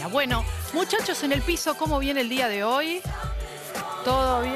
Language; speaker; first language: Spanish; native; Spanish